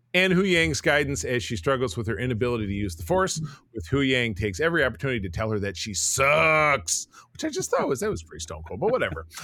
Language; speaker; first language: English; native; English